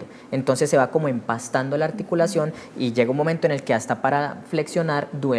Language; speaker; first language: Spanish; native; Spanish